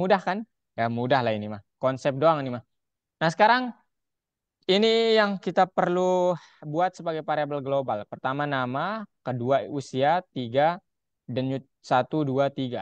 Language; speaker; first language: Indonesian; native; Indonesian